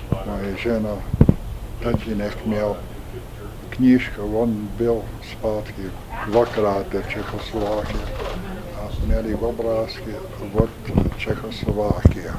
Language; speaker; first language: Czech; early bilingual, heritage; Czech